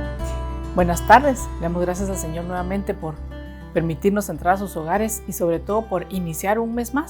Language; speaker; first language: Spanish; native; Spanish